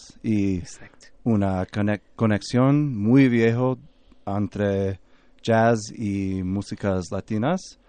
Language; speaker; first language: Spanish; non-native, learner; English